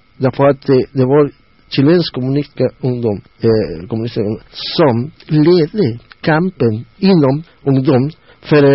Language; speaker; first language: Swedish; non-native, learner; Spanish